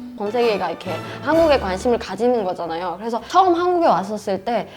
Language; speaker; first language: Korean; non-native, fluent; Burmese